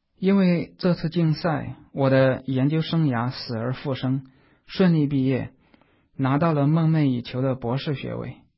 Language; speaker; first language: Chinese; native; Chinese